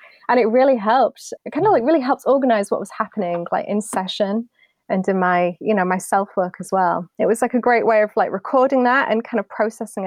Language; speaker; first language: English; native; English